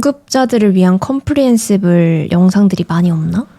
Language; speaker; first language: Korean; native; Korean